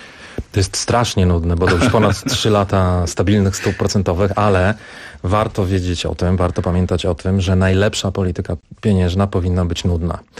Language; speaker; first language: Polish; native; Polish